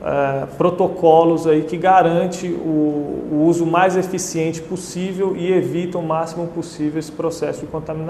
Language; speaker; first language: Portuguese; native; Portuguese